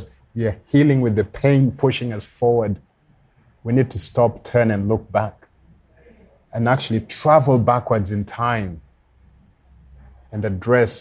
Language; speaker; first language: English; non-native, local second language; Luo (Kenya and Tanzania)